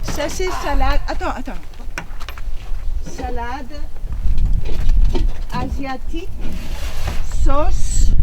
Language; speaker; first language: French; non-native, fluent; German